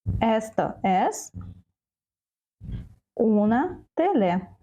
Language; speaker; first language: Spanish; non-native, fluent; Ukrainian